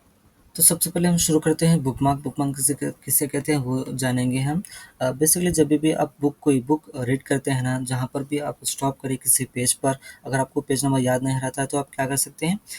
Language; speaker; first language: Hindi; native; Hindi